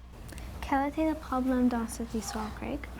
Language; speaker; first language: French; non-native, local second language; English